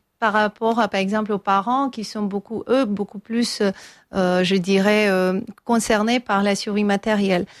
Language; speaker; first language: French; non-native, fluent; Armenian